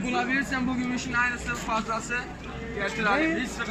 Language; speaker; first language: Turkish; native; Turkish